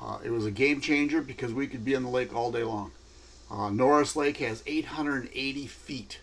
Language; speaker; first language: English; native; English